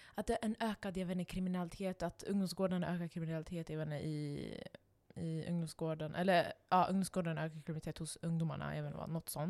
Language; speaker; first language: Swedish; non-native, local second language; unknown